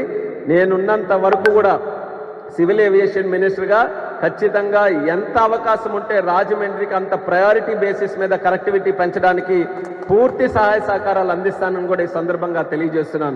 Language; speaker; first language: Telugu; native; Telugu